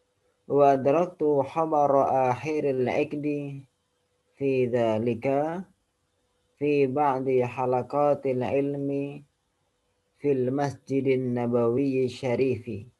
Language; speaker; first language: Arabic; non-native, fluent; Indonesian